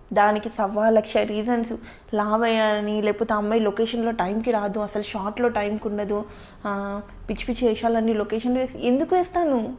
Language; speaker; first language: Telugu; native; Telugu